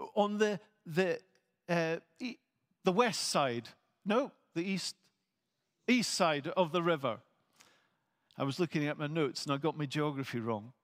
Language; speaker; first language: English; native; English